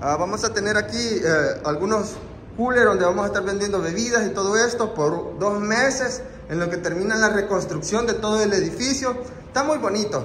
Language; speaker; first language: Spanish; native; Spanish